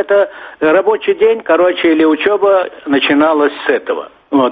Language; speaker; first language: Russian; non-native, local second language; Turkmen